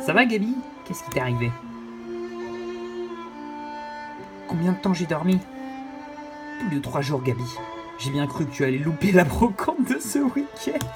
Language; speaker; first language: French; native; French